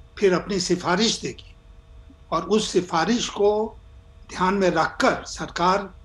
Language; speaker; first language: Hindi; native; Hindi